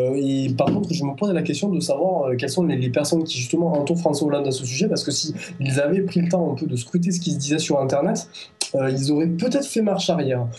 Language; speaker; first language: French; native; French